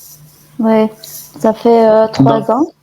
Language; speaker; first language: French; non-native, fluent; Arabic